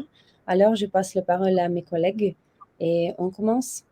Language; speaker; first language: French; non-native, fluent; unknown